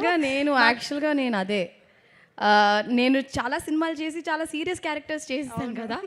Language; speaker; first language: Telugu; non-native, local second language; Tamil